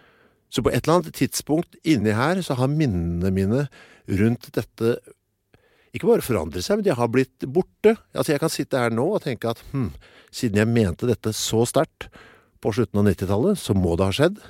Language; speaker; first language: Norwegian; native; Norwegian